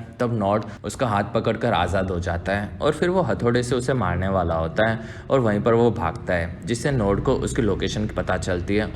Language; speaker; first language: Hindi; native; Hindi